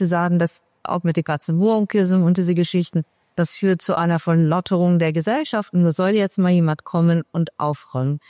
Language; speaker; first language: German; early bilingual, other home language; Persian